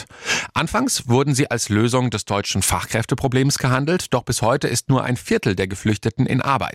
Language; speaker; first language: German; native; German